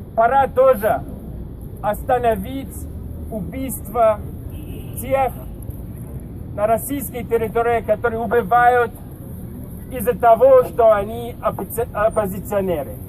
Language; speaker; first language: Russian; non-native, fluent; English